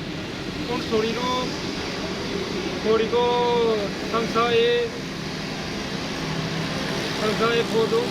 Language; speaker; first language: Korean; non-native, learner; Urdu